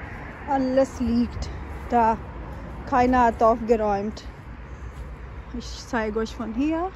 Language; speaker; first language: German; non-native, learner; Urdu